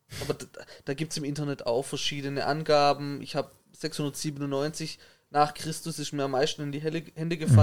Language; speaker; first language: German; native; German